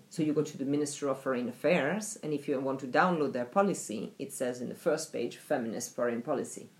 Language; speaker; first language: English; non-native, fluent; French